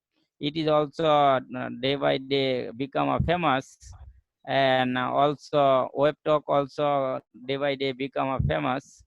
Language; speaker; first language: English; non-native, learner; Bangla